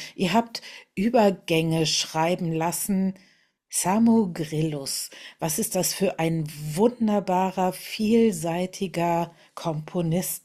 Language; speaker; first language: German; native; German